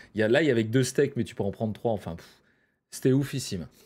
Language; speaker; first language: French; native; French